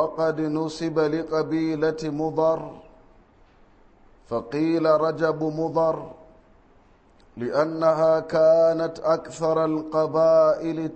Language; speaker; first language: Arabic; non-native, fluent; Hausa